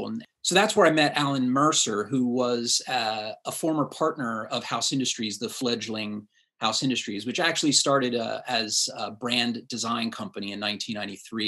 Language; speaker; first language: English; native; English